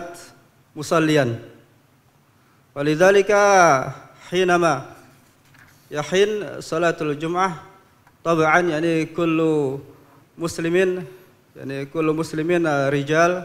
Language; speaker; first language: Arabic; non-native, fluent; Indonesian